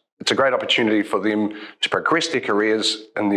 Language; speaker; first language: English; native; English